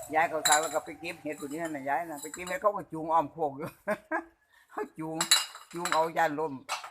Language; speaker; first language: Thai; native; Thai